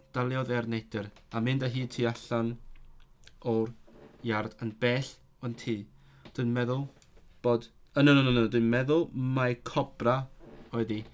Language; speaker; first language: Welsh; non-native, learner; Cantonese